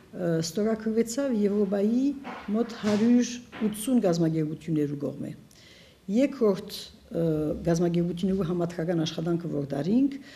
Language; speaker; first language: Armenian; early bilingual, heritage; Armenian